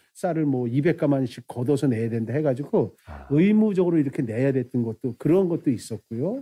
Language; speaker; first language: Korean; native; Korean